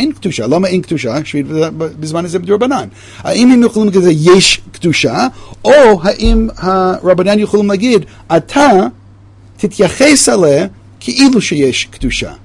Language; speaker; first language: Hebrew; non-native, fluent; English